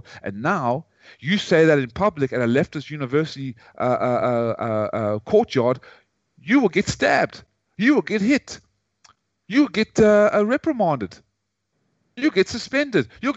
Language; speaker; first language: English; native; English